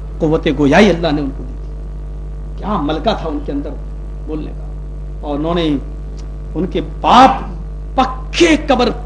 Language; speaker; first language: Urdu; native; Urdu